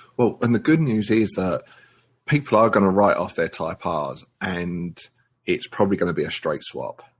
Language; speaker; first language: English; native; English